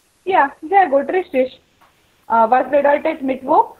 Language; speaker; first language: German; non-native, fluent; Hindi